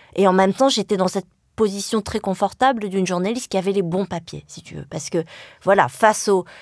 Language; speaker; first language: French; early bilingual, other home language; Vietnamese